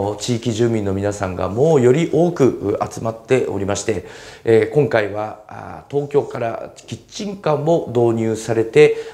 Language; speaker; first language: Japanese; native; Japanese